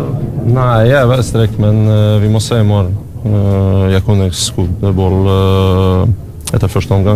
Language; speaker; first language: Norwegian; non-native, learner; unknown